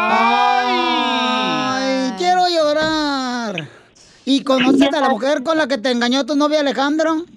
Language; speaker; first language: Spanish; native; Spanish